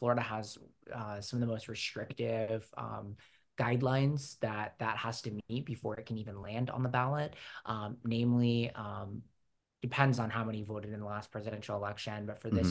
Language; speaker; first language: English; native; English